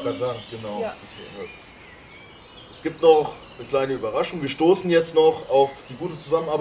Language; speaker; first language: German; native; German